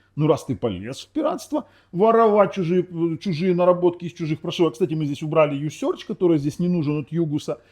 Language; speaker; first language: Russian; non-native, local second language; Ukrainian